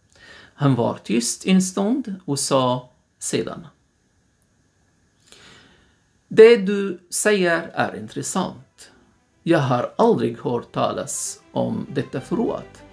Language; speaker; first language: Swedish; non-native, fluent; Arabic